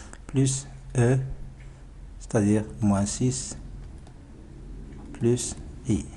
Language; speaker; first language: French; non-native, local second language; Arabic